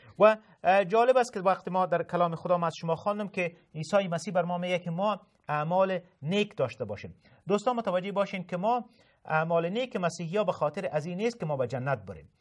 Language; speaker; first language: Persian; native; Persian